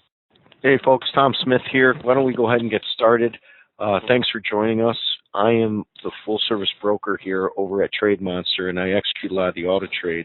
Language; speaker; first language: English; native; English